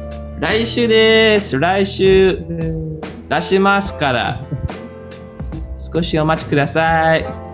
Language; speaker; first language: Japanese; non-native, learner; English